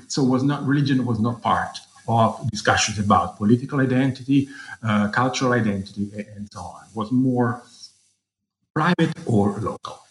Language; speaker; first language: English; non-native, fluent; Italian